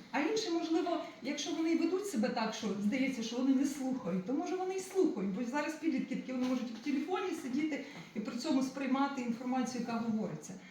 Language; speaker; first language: Ukrainian; non-native, local second language; Russian